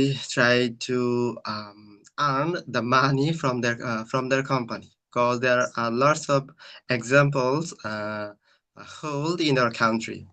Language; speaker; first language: English; non-native, learner; Bangla